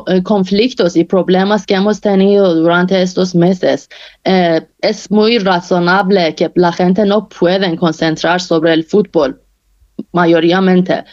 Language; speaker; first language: Spanish; non-native, fluent; Persian